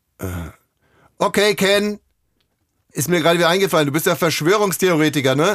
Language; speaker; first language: German; native; German